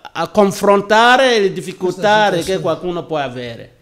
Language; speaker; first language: Italian; non-native, learner; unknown